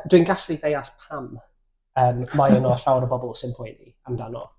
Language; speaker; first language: Welsh; non-native, fluent; English